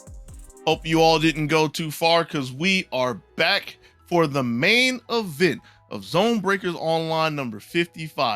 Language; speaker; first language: English; native; English